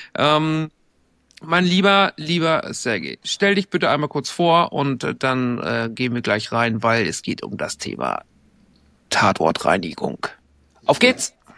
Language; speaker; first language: German; native; German